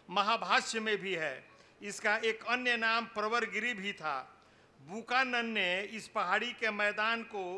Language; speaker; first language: Hindi; native; Hindi